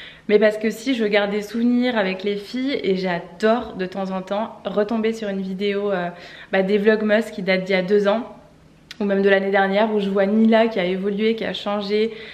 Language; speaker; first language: French; native; French